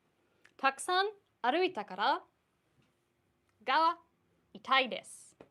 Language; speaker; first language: Japanese; non-native, fluent; English